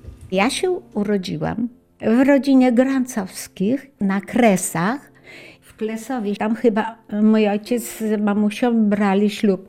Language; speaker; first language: Polish; native; Polish